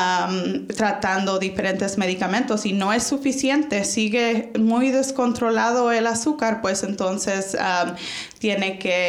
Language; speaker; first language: Spanish; early bilingual, heritage; Spanish